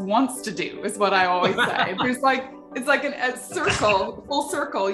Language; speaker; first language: English; native; English